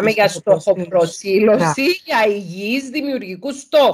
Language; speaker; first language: Greek; native; Greek